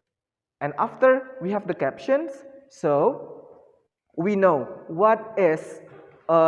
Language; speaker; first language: English; non-native, fluent; Indonesian